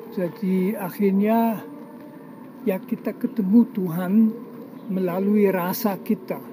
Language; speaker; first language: Indonesian; non-native, fluent; German